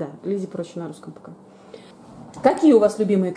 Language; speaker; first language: Russian; native; Russian